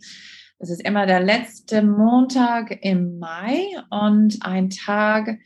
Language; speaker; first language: German; non-native, fluent; English